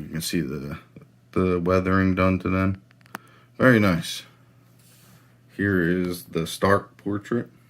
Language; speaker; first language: English; native; English